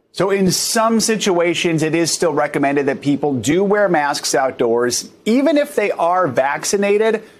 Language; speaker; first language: English; native; English